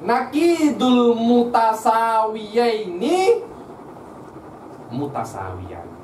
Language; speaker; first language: Arabic; non-native, fluent; Malay